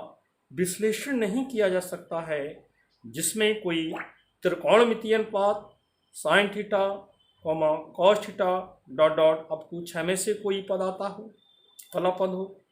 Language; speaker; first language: Hindi; native; Hindi